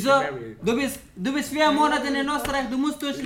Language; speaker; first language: German; non-native, learner; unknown